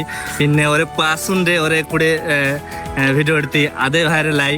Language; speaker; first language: Malayalam; non-native, learner; Hindi